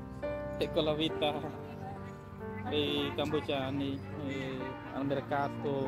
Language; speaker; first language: Italian; non-native, fluent; Khmer